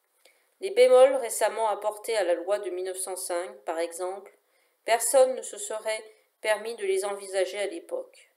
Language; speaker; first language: French; native; French